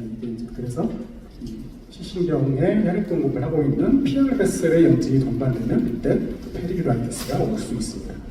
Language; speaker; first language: Korean; native; Korean